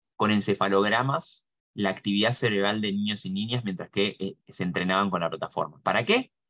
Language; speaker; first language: Spanish; native; Spanish